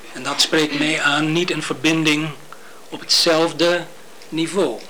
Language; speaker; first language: Dutch; non-native, fluent; English